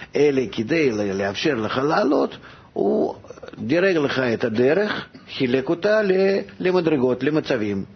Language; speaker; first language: Hebrew; non-native, fluent; Russian